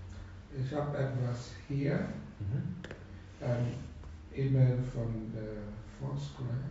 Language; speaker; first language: German; non-native, fluent; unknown